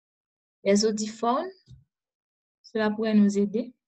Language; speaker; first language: French; non-native, local second language; Haitian Creole